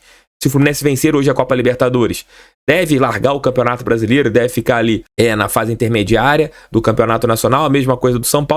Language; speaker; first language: Portuguese; native; Portuguese